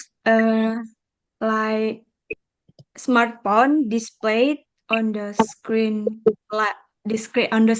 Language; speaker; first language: English; non-native, learner; Indonesian